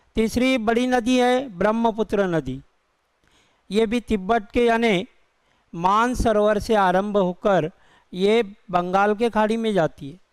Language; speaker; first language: Hindi; non-native, local second language; Urdu